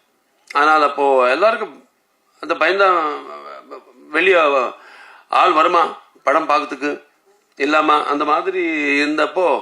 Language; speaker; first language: Tamil; non-native, learner; Telugu